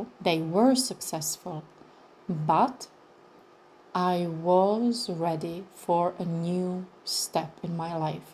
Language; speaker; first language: English; non-native, fluent; Czech